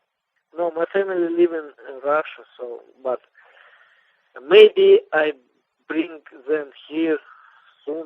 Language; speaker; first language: English; non-native, learner; Russian